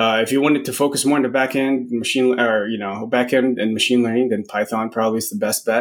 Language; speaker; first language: English; non-native, local second language; Filipino